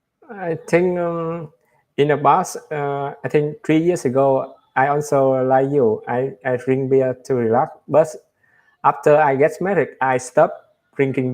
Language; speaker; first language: English; non-native, learner; Vietnamese